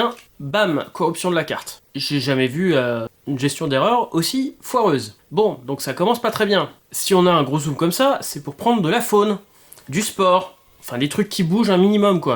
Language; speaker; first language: French; native; French